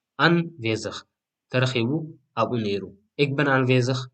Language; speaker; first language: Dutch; non-native, fluent; Tigrinya